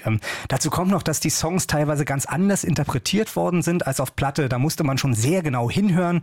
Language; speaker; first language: German; native; German